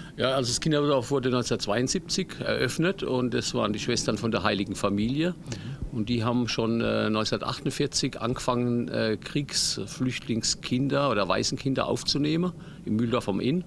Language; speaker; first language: German; native; German